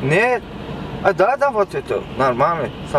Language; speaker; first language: Russian; non-native, learner; Turkmen